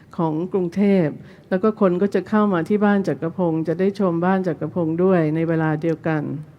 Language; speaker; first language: Thai; non-native, fluent; English